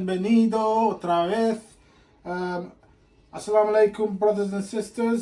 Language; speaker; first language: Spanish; non-native, fluent; Sylheti